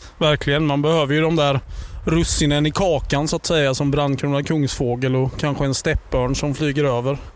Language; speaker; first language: Swedish; native; Swedish